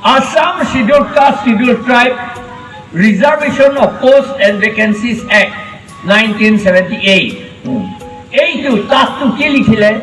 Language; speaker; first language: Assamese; non-native, local second language; Karbi